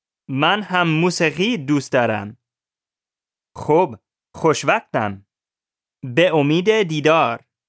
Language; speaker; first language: Persian; non-native, learner; English